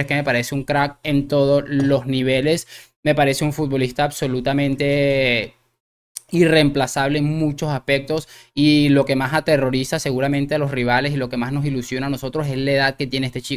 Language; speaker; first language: Spanish; native; Spanish